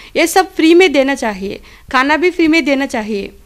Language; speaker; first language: Hindi; non-native, local second language; Telugu